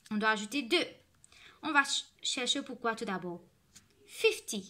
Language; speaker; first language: French; non-native, local second language; Morisyen